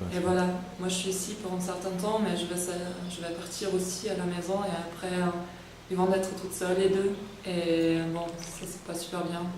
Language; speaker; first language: French; non-native, fluent; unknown